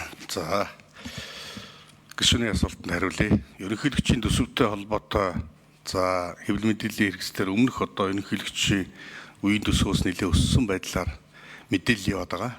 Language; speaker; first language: Mongolian; native; Mongolian